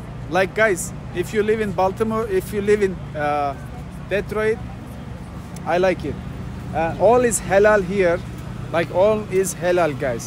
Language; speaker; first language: English; non-native, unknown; Turkish